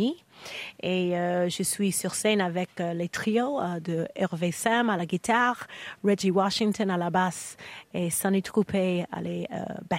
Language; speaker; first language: French; non-native, learner; English